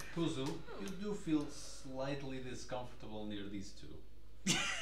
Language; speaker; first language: English; non-native, fluent; Portuguese